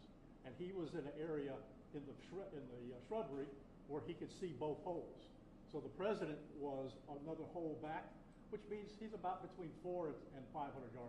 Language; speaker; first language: English; native; English